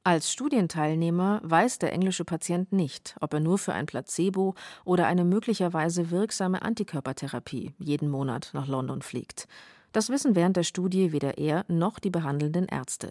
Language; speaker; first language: German; native; German